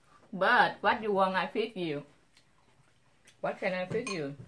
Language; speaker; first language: English; non-native, learner; Vietnamese